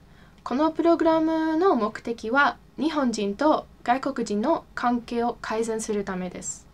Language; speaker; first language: Japanese; non-native, fluent; English